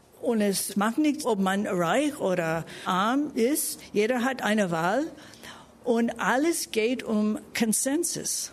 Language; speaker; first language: German; non-native, fluent; English